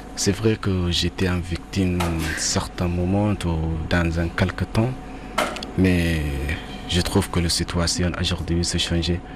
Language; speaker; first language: French; non-native, fluent; Arabic